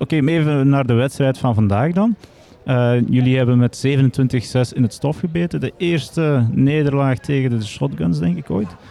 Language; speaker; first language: Dutch; native; Dutch